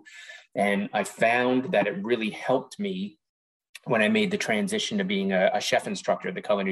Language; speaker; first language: English; native; English